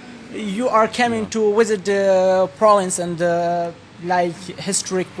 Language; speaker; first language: English; non-native, learner; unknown